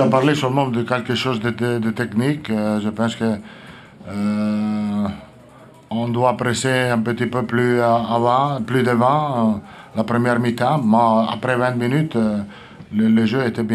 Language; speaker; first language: French; non-native, learner; Italian